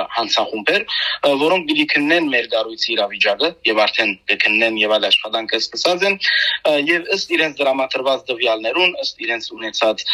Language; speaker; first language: Armenian; native; Armenian